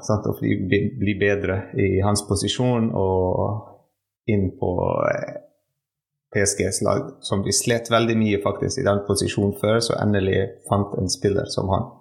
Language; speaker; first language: Norwegian; non-native, fluent; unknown